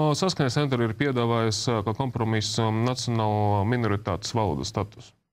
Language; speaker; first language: Latvian; non-native, local second language; Russian